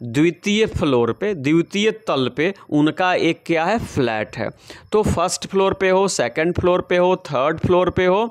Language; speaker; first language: Hindi; native; Hindi